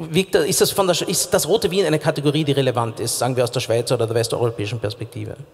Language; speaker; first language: German; native; German